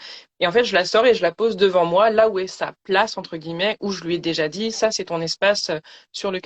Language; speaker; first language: French; native; French